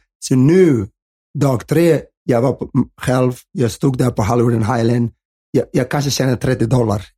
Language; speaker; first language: Swedish; early bilingual, other home language; Somali